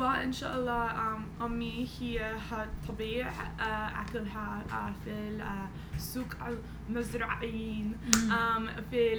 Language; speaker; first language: Arabic; non-native, learner; English